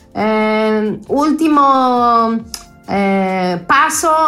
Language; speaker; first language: Spanish; non-native, fluent; Polish